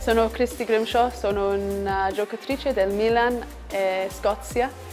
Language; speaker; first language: Italian; non-native, learner; English